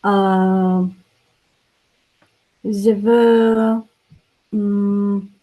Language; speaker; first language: French; non-native, learner; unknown